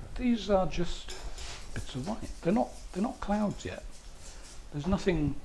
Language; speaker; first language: English; native; English